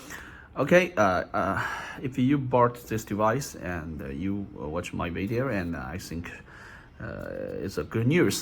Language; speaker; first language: English; non-native, learner; Chinese